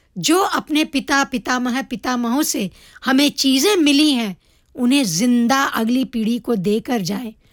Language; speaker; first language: Hindi; early bilingual, heritage; Hindi